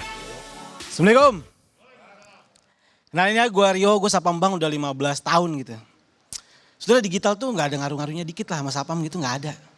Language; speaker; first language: Indonesian; native; Indonesian